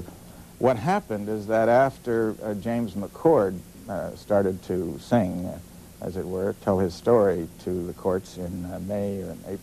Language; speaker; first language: English; native; English